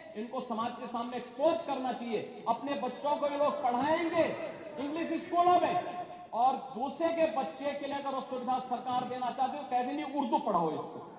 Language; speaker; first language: Hindi; native; Hindi